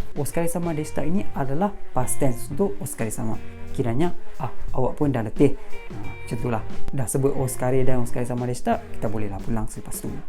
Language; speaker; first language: Malay; native; Malay